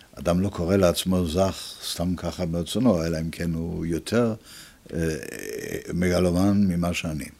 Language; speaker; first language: Hebrew; early bilingual, other home language; Italian